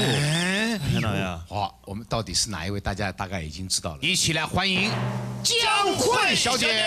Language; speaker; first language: Chinese; native; Chinese